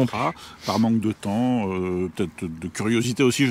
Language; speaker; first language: French; native; French